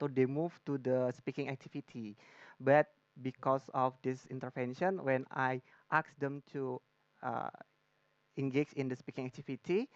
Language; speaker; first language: English; non-native, learner; Indonesian